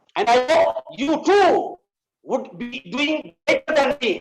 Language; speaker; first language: English; non-native, local second language; Marathi